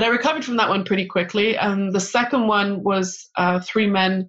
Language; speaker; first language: English; native; English